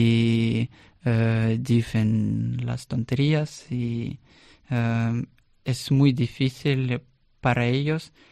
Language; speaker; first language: Spanish; non-native, learner; Russian